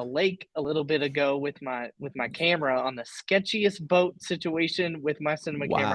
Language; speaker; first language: English; native; English